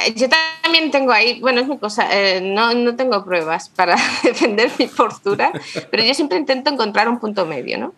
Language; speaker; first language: Spanish; native; Spanish